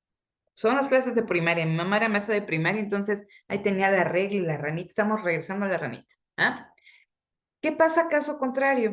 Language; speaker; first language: Spanish; native; Spanish